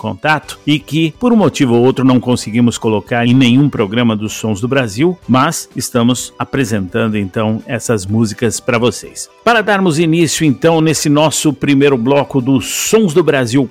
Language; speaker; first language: Portuguese; native; Portuguese